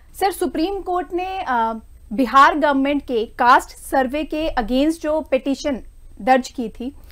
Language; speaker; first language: Hindi; non-native, local second language; Punjabi